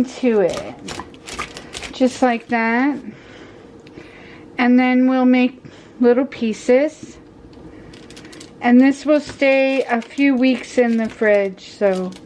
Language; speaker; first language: English; native; English